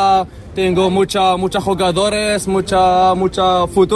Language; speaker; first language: Spanish; non-native, learner; Arabic